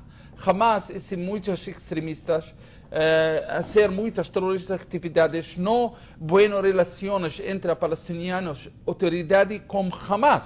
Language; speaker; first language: Spanish; non-native, learner; Hebrew